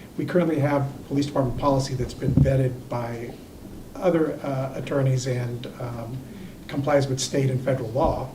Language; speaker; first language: English; early bilingual, other home language; Spanish